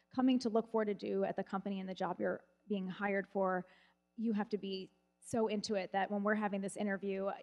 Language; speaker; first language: English; native; English